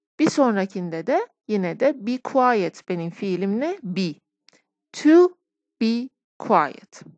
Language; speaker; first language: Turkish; non-native, fluent; Persian